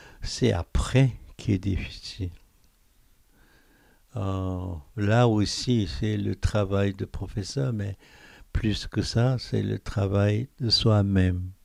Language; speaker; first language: French; non-native, fluent; Korean